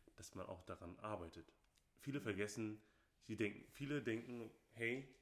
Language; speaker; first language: German; non-native, fluent; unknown